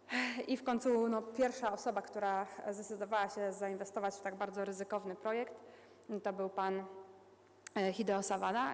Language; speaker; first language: Polish; native; Polish